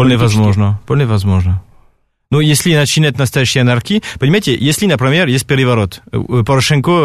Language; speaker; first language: Russian; non-native, fluent; French